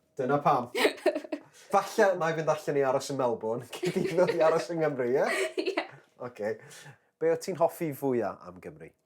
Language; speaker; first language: Welsh; native; Welsh